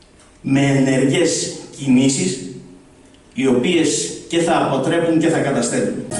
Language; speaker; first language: Greek; native; Greek